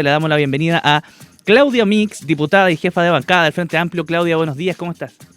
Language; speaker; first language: Spanish; native; Spanish